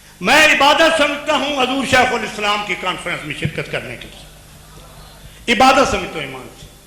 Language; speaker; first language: Urdu; non-native, local second language; Punjabi